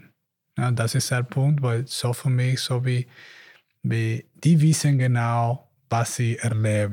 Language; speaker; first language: German; non-native, learner; Spanish